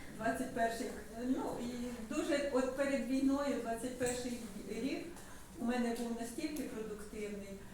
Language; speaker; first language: Ukrainian; native; Ukrainian